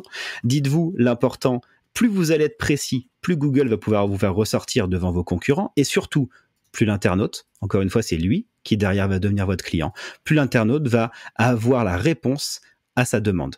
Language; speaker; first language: French; native; French